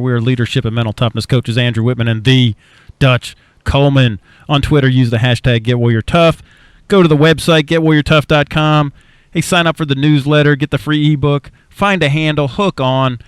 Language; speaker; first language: English; native; English